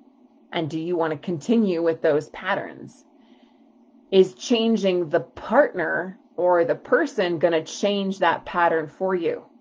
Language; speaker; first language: English; native; English